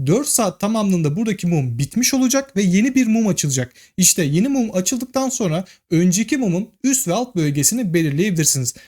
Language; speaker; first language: Turkish; native; Turkish